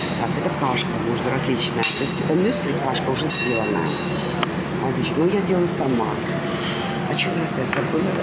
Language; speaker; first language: Russian; native; Russian